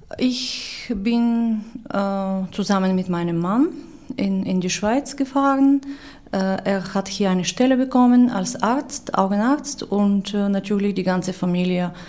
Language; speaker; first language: German; non-native, fluent; Bulgarian